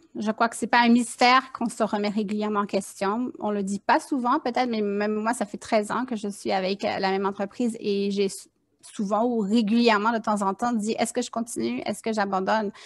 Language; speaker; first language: French; native; French